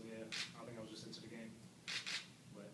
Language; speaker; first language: English; native; English